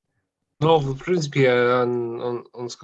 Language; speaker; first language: Russian; non-native, fluent; English